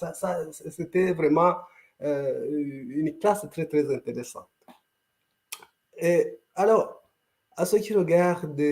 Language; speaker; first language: French; non-native, local second language; Kinyarwanda